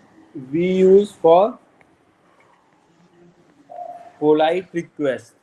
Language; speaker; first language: English; non-native, local second language; Hindi